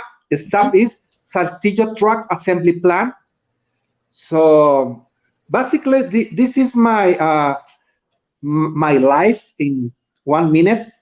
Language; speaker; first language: English; non-native, learner; Spanish